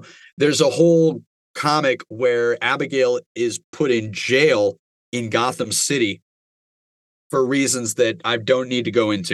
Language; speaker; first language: English; native; English